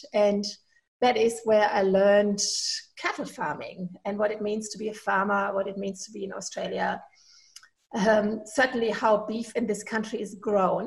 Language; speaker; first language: English; non-native, fluent; German